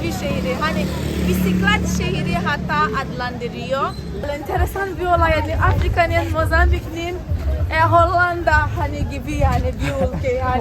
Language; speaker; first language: Turkish; non-native, fluent; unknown